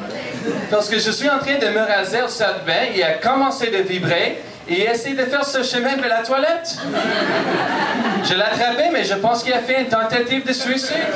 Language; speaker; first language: French; non-native, local second language; English